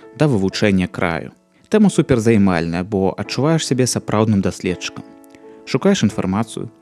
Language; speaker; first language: Belarusian; non-native, local second language; Russian